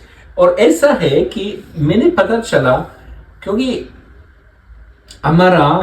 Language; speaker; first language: Hindi; non-native, learner; French